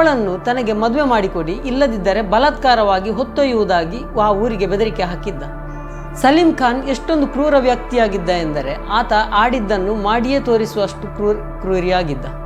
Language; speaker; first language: Kannada; native; Kannada